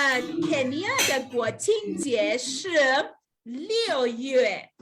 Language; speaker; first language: Chinese; non-native, fluent; English